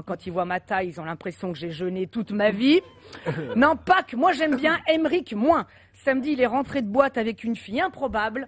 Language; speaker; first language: French; native; French